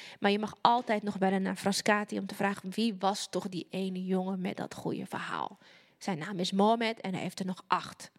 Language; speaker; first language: Dutch; native; Dutch